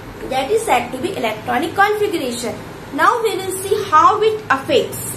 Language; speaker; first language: English; non-native, local second language; Hindi